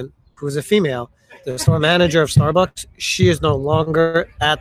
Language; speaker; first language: English; early bilingual, other home language; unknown